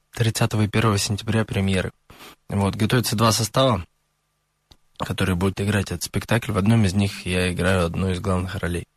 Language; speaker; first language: Russian; native; Russian